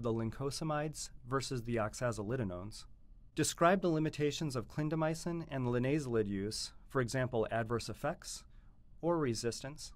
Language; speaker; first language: English; native; English